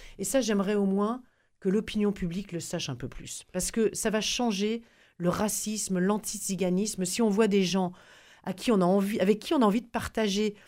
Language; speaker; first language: French; native; French